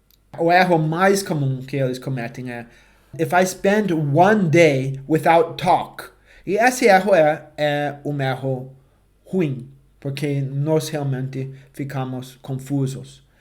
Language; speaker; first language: Portuguese; non-native, fluent; English